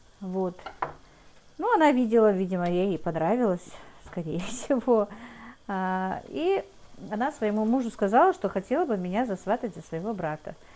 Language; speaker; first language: Russian; non-native, local second language; Ingush